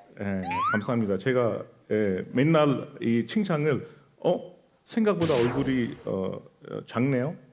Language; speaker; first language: Korean; non-native, fluent; Hindi